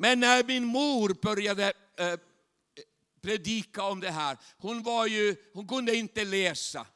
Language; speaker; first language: Swedish; non-native, fluent; Chinese